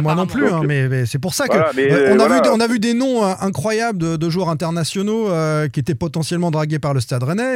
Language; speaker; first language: French; native; French